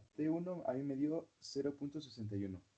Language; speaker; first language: Spanish; native; Spanish